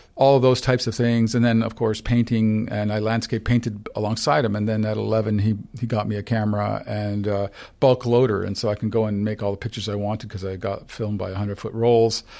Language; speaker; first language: English; non-native, fluent; Ukrainian